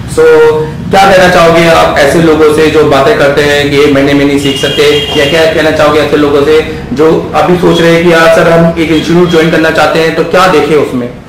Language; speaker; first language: Hindi; native; Hindi